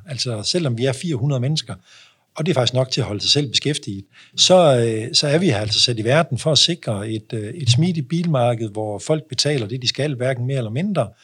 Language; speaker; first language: Danish; native; Danish